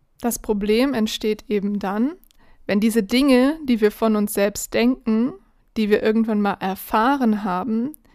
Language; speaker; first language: German; native; German